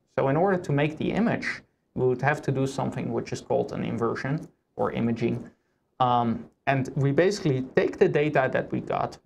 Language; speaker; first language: English; non-native, fluent; Dutch